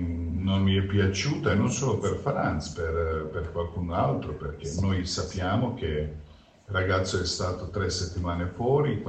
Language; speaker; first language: Italian; non-native, fluent; Croatian